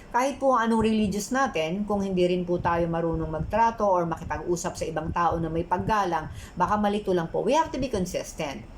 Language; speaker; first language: Filipino; native; Filipino